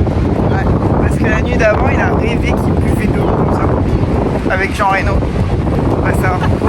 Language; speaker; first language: French; native; French